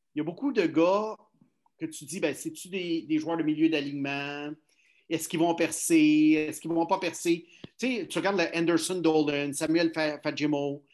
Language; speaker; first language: French; native; French